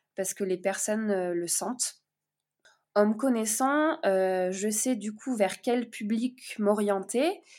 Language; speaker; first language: French; native; French